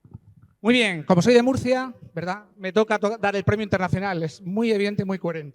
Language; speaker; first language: Spanish; native; Spanish